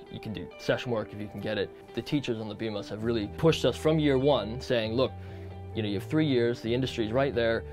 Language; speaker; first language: English; native; English